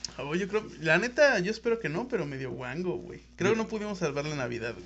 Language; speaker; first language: Spanish; native; Spanish